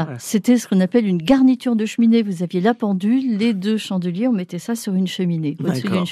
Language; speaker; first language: French; native; French